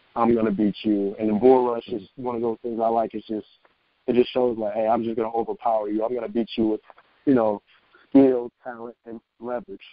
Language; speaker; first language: English; native; English